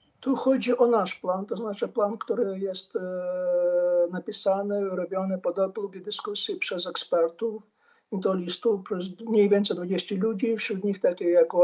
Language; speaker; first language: Polish; non-native, fluent; Ukrainian